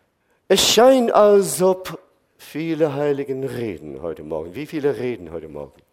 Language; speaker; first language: German; non-native, fluent; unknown